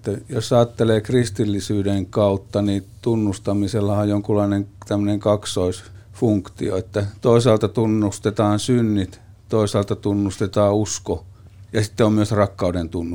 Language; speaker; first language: Finnish; native; Finnish